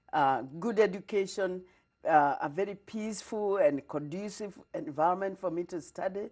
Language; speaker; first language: English; non-native, local second language; Kikuyu